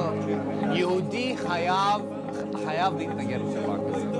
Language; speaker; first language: Hebrew; non-native, fluent; English